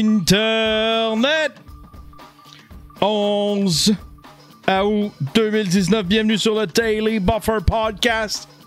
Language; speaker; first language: French; native; French